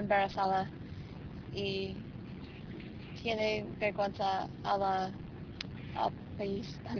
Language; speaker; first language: Spanish; non-native, learner; English